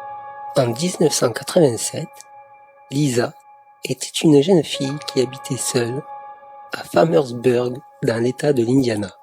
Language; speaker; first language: French; native; French